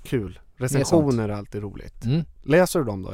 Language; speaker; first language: Swedish; native; Swedish